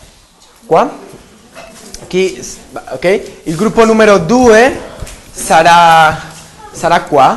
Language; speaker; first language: Italian; non-native, learner; Spanish